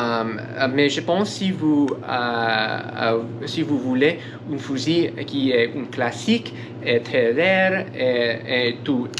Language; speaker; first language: French; non-native, learner; English